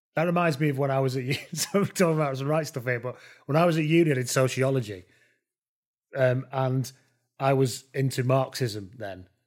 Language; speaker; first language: English; native; English